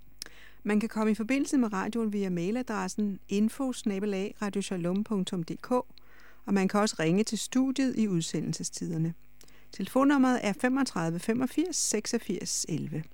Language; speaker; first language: Danish; native; Danish